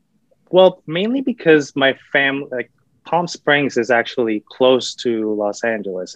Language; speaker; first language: English; native; English